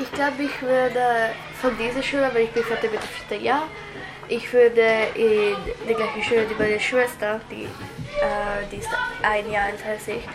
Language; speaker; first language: German; early bilingual, other home language; Croatian